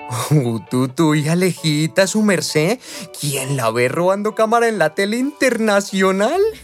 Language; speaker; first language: Spanish; native; Spanish